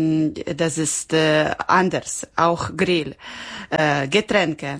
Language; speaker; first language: German; non-native, learner; Ukrainian